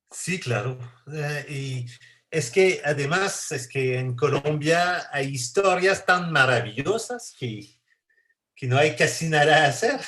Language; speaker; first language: Spanish; non-native, fluent; French